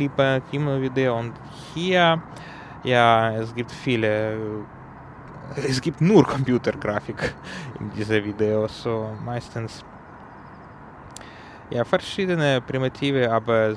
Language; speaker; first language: German; non-native, learner; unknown